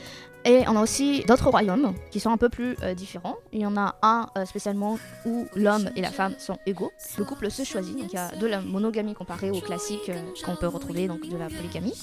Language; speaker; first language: French; native; French